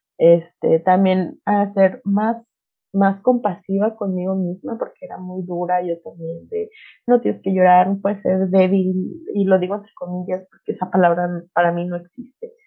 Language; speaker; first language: Spanish; non-native, local second language; Nahuatl languages